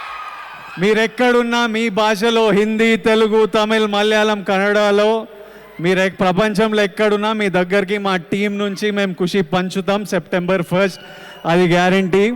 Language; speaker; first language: Telugu; native; Telugu